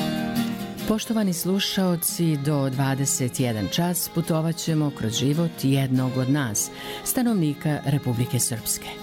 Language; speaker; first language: Serbian; native; Serbian